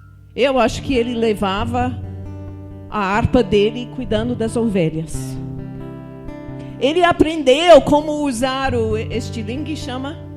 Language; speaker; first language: Portuguese; non-native, fluent; English